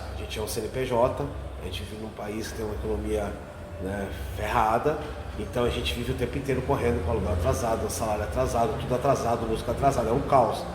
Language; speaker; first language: Portuguese; early bilingual, other home language; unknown